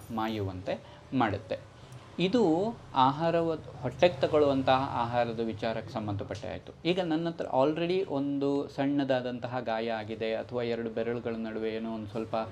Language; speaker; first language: Kannada; native; Kannada